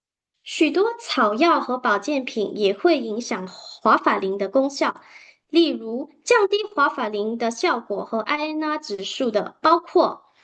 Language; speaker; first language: Chinese; native; Chinese